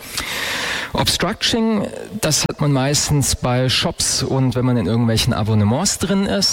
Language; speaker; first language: German; native; German